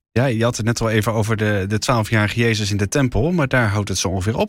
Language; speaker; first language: Dutch; native; Dutch